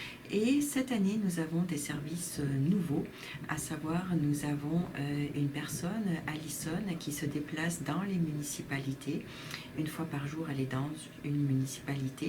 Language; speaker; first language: French; native; French